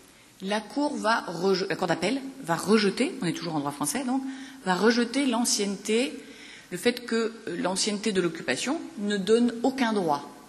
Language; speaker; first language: French; native; French